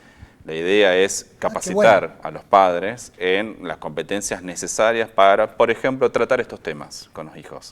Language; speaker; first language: Spanish; native; Spanish